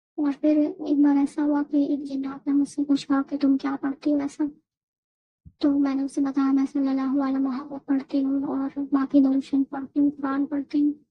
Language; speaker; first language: Urdu; native; Urdu